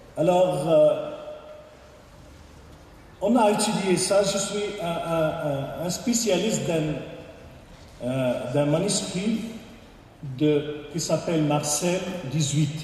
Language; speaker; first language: French; non-native, local second language; Arabic